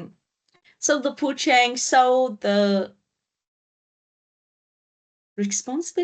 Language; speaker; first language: English; non-native, learner; Vietnamese